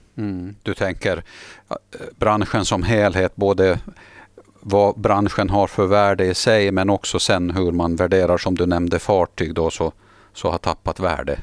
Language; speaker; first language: Swedish; native; Swedish